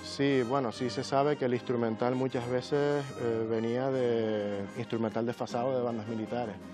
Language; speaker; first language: Spanish; native; Spanish